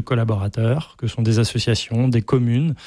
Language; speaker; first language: French; native; French